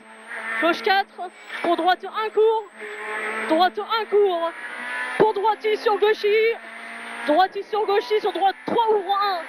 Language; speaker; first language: French; native; French